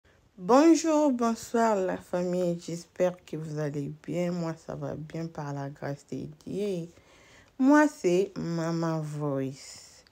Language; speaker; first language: French; non-native, local second language; Lingala